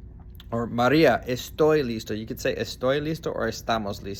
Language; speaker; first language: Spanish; non-native, learner; English